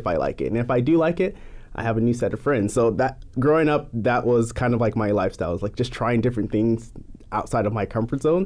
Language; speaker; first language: English; non-native, fluent; Japanese